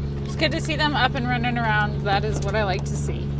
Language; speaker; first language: English; native; English